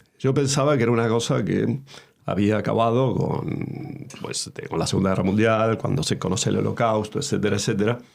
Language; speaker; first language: Spanish; native; Spanish